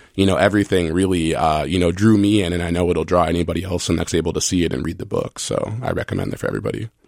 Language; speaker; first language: English; native; English